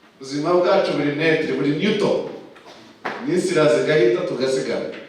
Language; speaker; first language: Kinyarwanda; early bilingual, heritage; Kinyarwanda